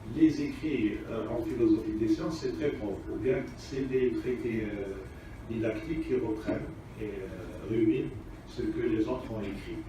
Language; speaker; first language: French; non-native, local second language; Arabic